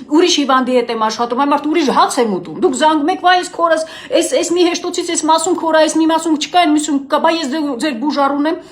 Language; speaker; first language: Armenian; native; Armenian